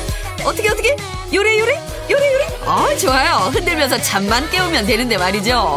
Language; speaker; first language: Korean; native; Korean